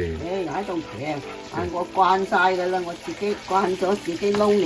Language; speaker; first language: Cantonese; native; Cantonese